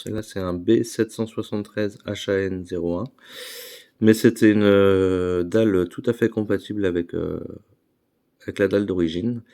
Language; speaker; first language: French; native; French